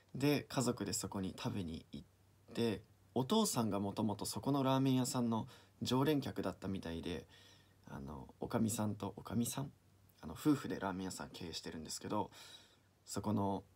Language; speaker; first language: Japanese; native; Japanese